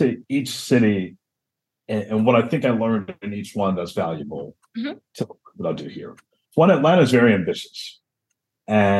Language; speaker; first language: English; native; English